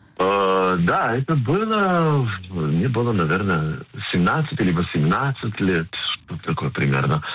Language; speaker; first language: Russian; non-native, fluent; Hebrew